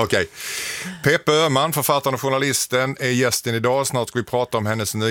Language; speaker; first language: Swedish; native; Swedish